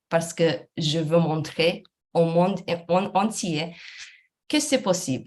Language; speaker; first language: French; non-native, fluent; Romanian